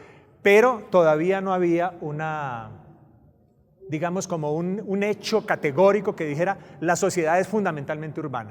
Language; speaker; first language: Spanish; native; Spanish